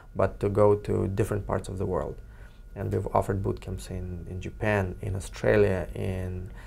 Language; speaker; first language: English; non-native, fluent; Russian